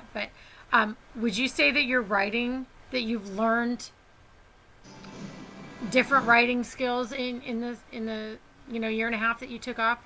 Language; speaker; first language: English; native; English